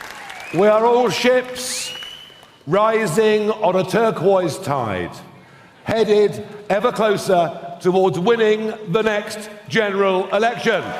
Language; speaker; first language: English; native; English